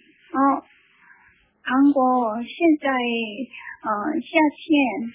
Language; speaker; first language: Chinese; non-native, learner; Korean